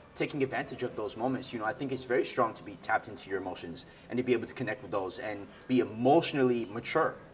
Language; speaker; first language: English; native; English